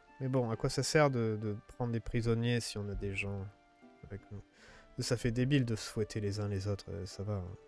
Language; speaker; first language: French; native; French